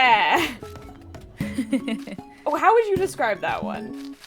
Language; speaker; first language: English; native; English